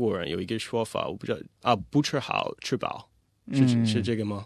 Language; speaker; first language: Chinese; non-native, fluent; English